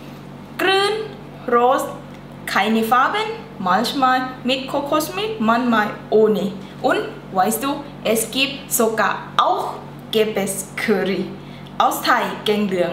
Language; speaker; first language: German; non-native, learner; Thai